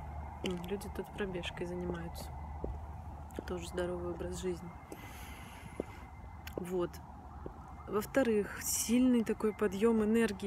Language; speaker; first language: Russian; native; Russian